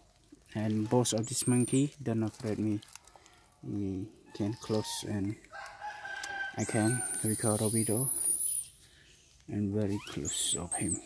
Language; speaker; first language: English; non-native, learner; Khmer